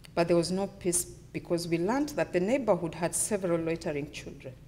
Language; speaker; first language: English; non-native, local second language; Luyia